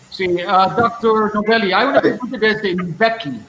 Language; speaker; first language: Spanish; non-native, learner; English